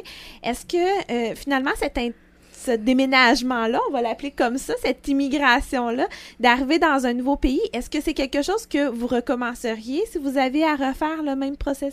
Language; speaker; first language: French; native; French